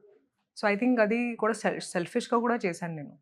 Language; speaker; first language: Telugu; non-native, local second language; Hindi